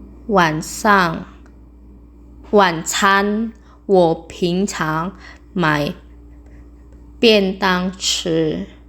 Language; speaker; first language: Chinese; non-native, fluent; Indonesian